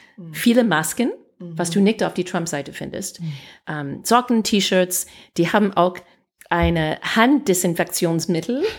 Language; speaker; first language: German; non-native, fluent; English